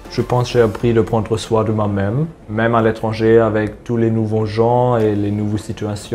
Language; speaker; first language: French; non-native, fluent; German